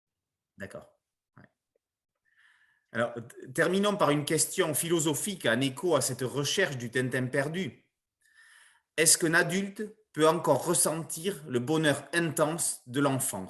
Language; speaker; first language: French; native; French